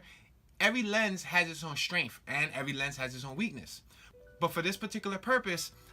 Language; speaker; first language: English; native; English